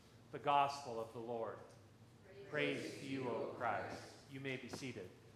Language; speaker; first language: English; native; English